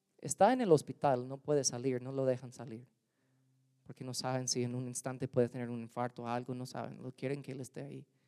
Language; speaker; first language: Spanish; non-native, fluent; English